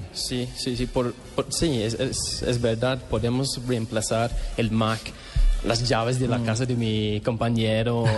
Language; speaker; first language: Spanish; non-native, learner; English